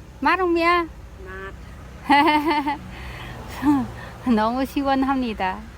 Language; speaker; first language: Korean; non-native, learner; Vietnamese